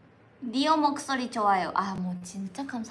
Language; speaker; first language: Korean; non-native, fluent; Japanese